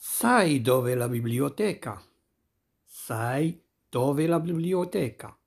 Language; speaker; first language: Italian; non-native, fluent; Arabic